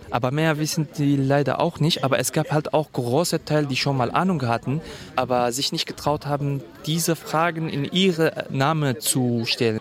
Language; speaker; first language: German; non-native, fluent; Kurdish